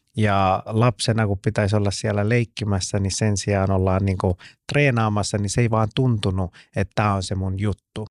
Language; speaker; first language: Finnish; early bilingual, other home language; Persian